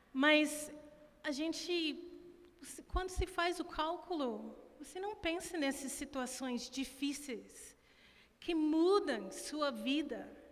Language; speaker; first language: Portuguese; non-native, fluent; English